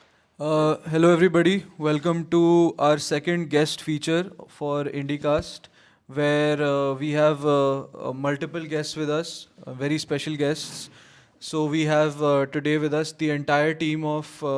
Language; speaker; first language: English; non-native, local second language; Hindi